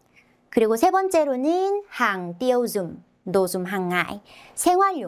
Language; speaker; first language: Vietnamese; non-native, fluent; Korean